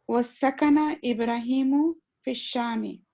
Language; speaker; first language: Arabic; non-native, learner; Urdu